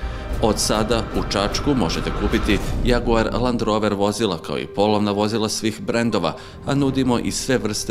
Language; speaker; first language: Serbian; native; Serbian